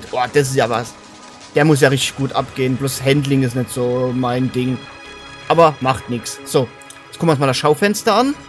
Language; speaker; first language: German; native; German